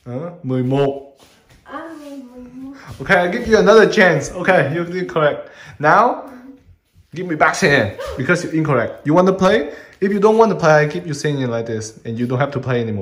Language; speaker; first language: English; non-native, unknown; Vietnamese